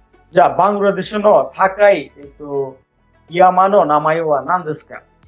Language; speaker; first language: Japanese; non-native, fluent; Bangla